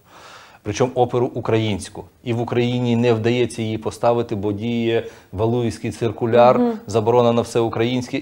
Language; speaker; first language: Ukrainian; non-native, local second language; Russian